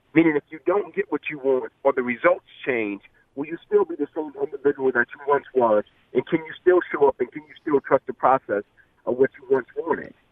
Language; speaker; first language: English; native; English